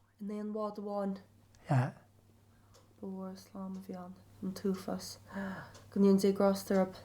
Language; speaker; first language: Irish; native; Irish